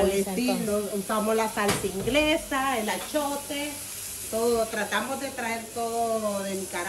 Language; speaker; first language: Spanish; native; Spanish